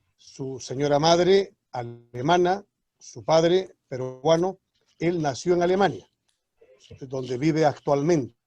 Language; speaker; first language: Spanish; native; Spanish